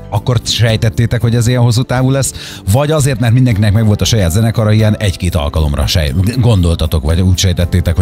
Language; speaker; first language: Hungarian; native; Hungarian